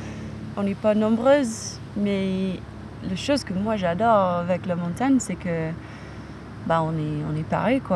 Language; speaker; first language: French; non-native, fluent; English